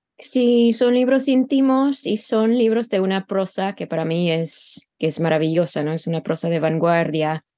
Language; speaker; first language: Spanish; non-native, fluent; English